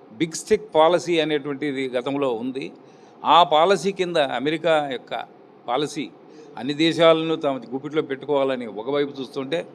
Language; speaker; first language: Telugu; native; Telugu